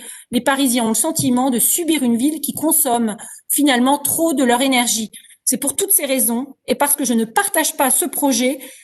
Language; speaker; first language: French; native; French